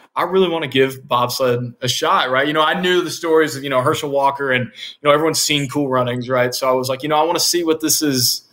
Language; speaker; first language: English; native; English